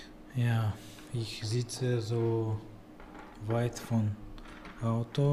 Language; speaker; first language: German; non-native, learner; Russian